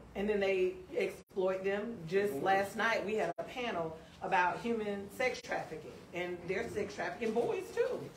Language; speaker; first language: English; native; English